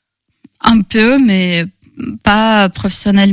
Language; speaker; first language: French; non-native, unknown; Russian